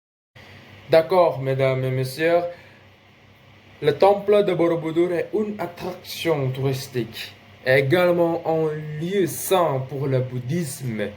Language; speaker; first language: French; non-native, learner; Indonesian